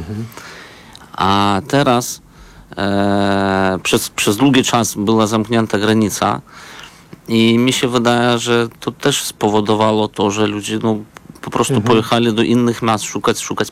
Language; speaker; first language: Polish; non-native, fluent; Belarusian